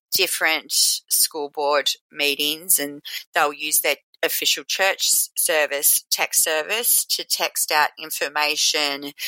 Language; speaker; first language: English; native; English